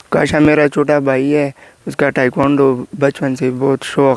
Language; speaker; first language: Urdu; non-native, local second language; Pashto